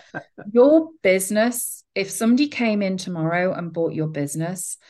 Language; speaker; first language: English; native; English